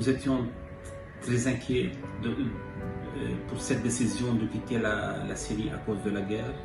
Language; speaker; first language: French; non-native, fluent; Arabic